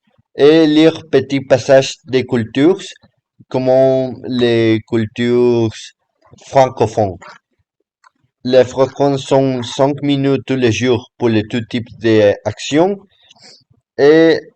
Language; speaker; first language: French; non-native, learner; Spanish